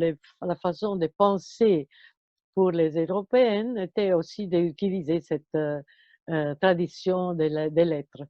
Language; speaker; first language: French; non-native, fluent; Italian